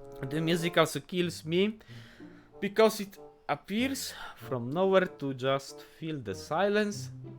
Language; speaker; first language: English; non-native, learner; Polish